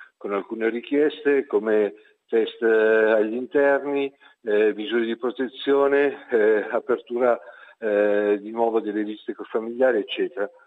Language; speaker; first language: Italian; native; Italian